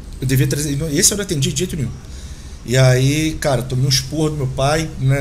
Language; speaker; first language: Portuguese; native; Portuguese